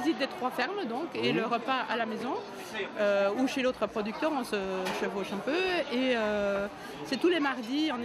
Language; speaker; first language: French; native; French